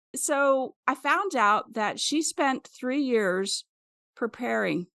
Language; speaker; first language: English; native; English